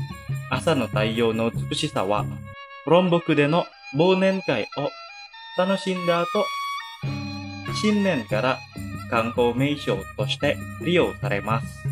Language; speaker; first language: Japanese; non-native, fluent; Indonesian